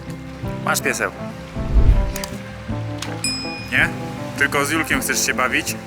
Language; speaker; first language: Polish; native; Polish